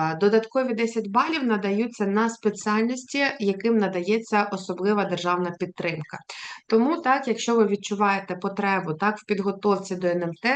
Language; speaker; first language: Ukrainian; native; Ukrainian